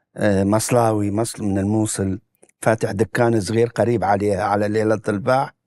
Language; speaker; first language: Arabic; native; Arabic